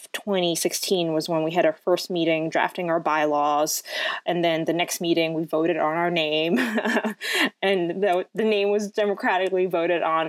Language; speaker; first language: English; non-native, local second language; Cantonese